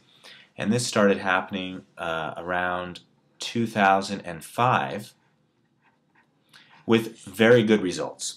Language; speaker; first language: English; native; English